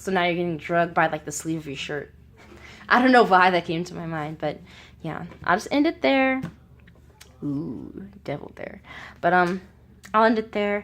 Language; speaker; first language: English; native; English